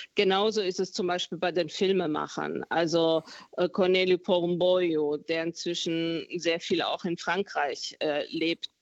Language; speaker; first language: German; early bilingual, other home language; Romanian